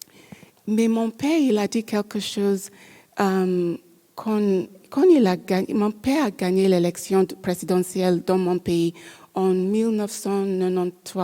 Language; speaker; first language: French; non-native, learner; English